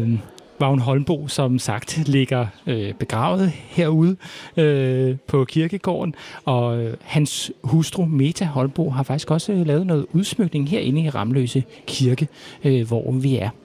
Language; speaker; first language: Danish; native; Danish